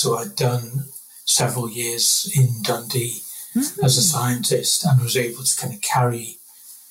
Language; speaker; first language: English; native; English